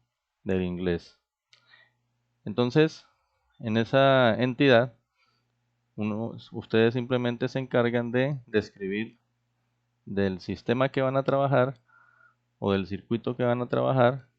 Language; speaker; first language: Spanish; native; Spanish